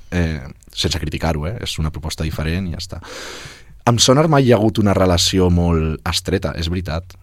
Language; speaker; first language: Catalan; native; Catalan